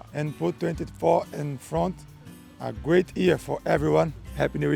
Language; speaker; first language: English; non-native, learner; Portuguese